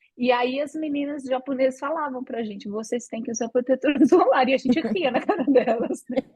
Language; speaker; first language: Portuguese; native; Portuguese